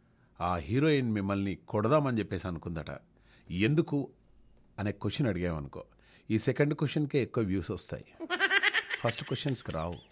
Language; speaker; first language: Telugu; native; Telugu